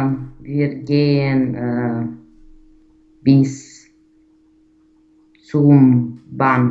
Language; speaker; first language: German; non-native, learner; Romanian